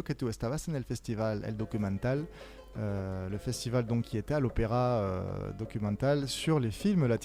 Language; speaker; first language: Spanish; non-native, fluent; French